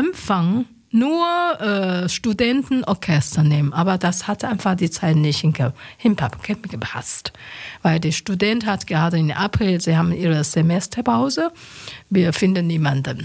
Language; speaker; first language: German; non-native, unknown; Chinese